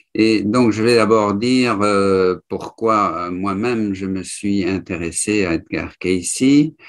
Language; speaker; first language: French; native; French